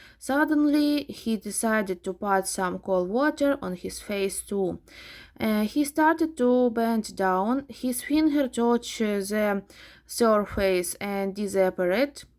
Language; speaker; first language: English; non-native, fluent; Ukrainian